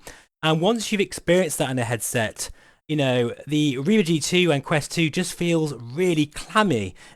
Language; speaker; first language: English; native; English